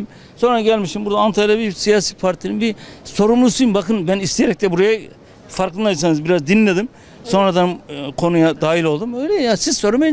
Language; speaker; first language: Turkish; native; Turkish